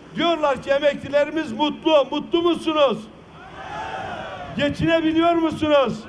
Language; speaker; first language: Turkish; non-native, local second language; Kurdish